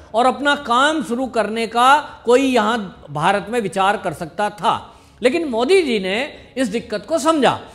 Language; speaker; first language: Hindi; native; Hindi